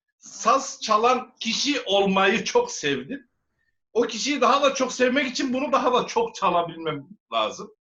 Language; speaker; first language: Turkish; native; Turkish